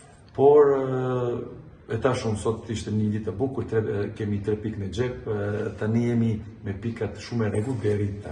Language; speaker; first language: Albanian; non-native, fluent; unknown